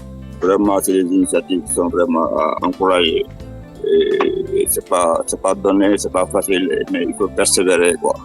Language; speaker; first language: French; non-native, local second language; Wolof